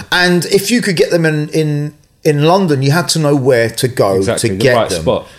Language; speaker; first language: English; native; English